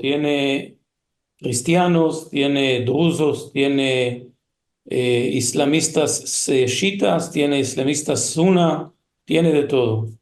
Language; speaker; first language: Spanish; early bilingual, heritage; Hebrew